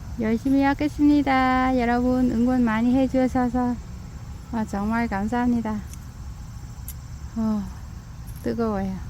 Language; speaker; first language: Korean; non-native, learner; Vietnamese